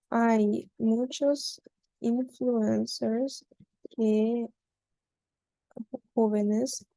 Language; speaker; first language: Spanish; non-native, learner; Korean